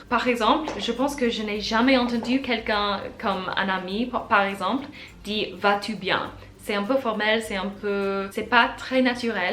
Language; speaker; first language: French; non-native, learner; English